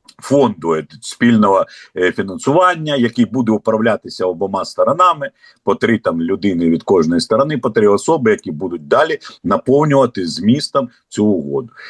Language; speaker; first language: Ukrainian; non-native, local second language; Russian